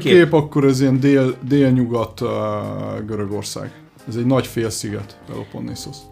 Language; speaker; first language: Hungarian; native; Hungarian